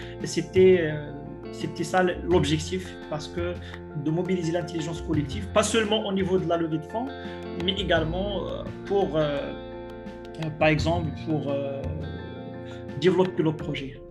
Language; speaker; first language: French; non-native, local second language; Arabic